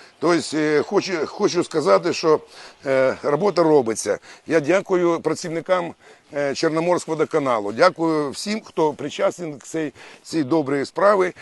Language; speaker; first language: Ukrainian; native; Ukrainian